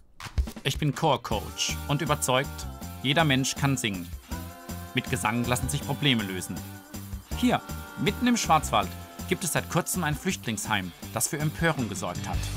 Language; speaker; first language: German; native; German